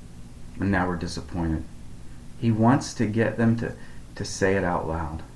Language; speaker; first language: English; native; English